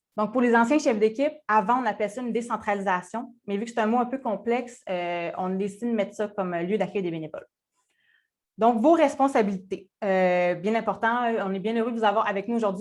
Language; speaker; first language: French; native; French